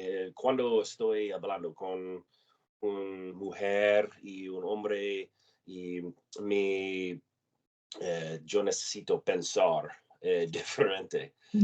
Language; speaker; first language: Spanish; non-native, learner; English